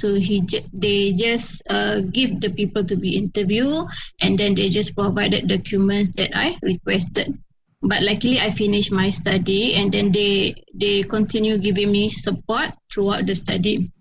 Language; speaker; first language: English; non-native, fluent; Malay